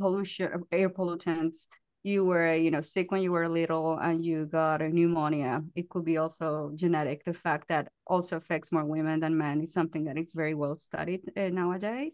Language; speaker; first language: English; non-native, fluent; Spanish